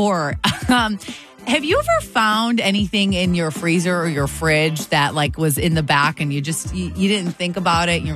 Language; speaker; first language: English; native; English